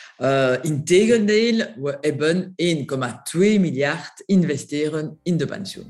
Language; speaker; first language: Dutch; non-native, local second language; French